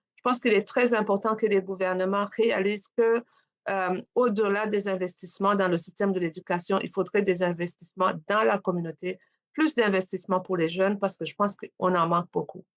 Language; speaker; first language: French; non-native, local second language; Rundi